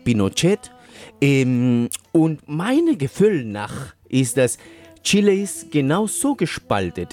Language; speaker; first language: German; non-native, fluent; Spanish